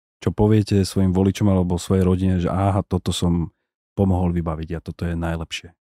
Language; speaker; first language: Slovak; native; Slovak